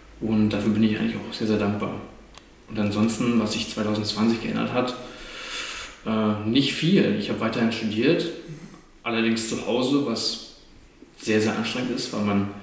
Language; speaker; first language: German; native; German